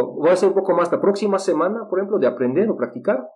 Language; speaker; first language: Spanish; non-native, fluent; Russian